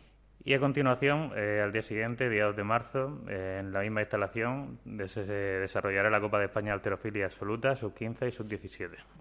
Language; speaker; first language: Spanish; native; Spanish